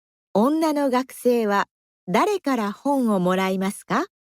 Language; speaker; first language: Japanese; non-native, learner; Indonesian